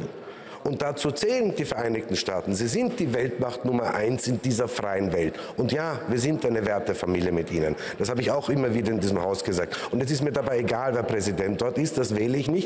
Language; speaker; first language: German; native; German